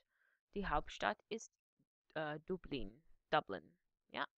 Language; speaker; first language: German; non-native, fluent; English